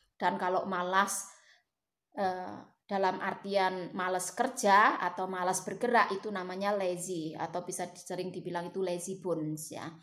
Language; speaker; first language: Indonesian; native; Indonesian